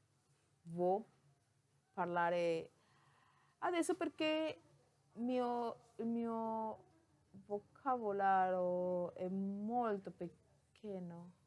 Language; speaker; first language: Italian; non-native, learner; Spanish